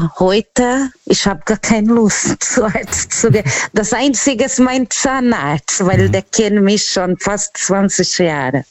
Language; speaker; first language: German; non-native, learner; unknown